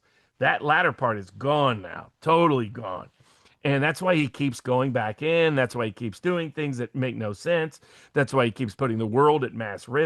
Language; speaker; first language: English; native; English